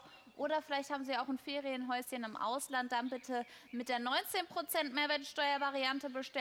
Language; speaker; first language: German; native; German